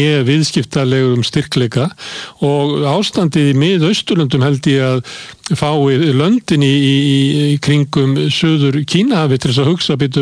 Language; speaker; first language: Icelandic; native; Icelandic